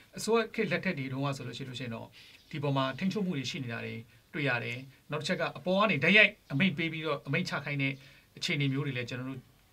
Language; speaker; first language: Burmese; native; Burmese